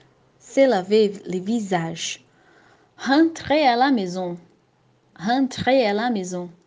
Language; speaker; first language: French; non-native, fluent; Portuguese